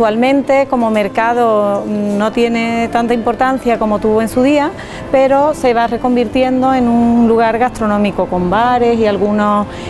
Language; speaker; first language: Spanish; native; Spanish